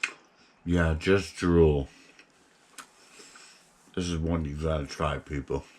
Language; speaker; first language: English; native; English